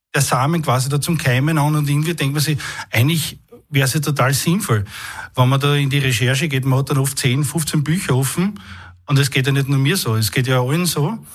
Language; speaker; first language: German; native; German